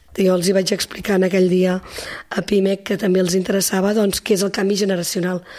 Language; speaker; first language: Catalan; native; Catalan